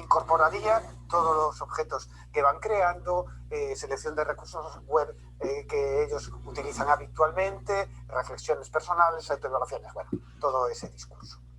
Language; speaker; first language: Spanish; native; Spanish